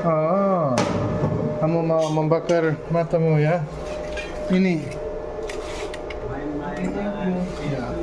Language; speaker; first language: Indonesian; non-native, learner; English